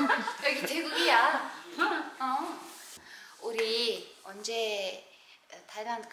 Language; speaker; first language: Korean; non-native, learner; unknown